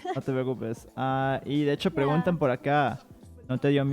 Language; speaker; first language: Spanish; native; Spanish